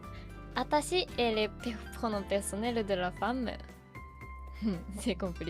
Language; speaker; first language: French; non-native, learner; Japanese